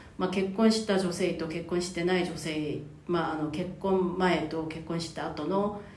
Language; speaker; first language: Japanese; non-native, fluent; Korean